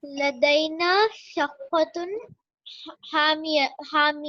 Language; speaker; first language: Arabic; non-native, learner; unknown